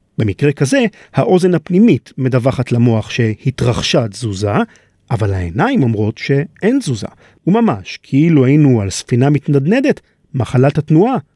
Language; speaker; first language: Hebrew; native; Hebrew